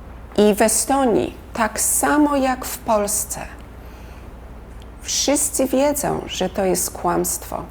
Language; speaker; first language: Polish; early bilingual, heritage; Polish